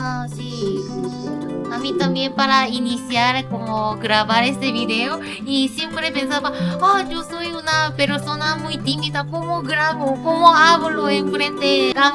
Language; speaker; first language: Spanish; non-native, learner; Korean